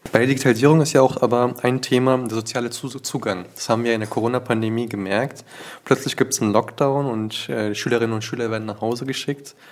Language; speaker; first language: German; early bilingual, other home language; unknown